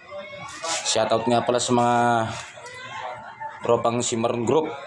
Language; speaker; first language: Filipino; non-native, local second language; Pampanga